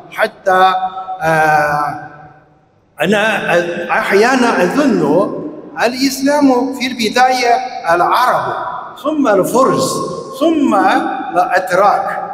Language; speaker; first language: Arabic; non-native, fluent; Chinese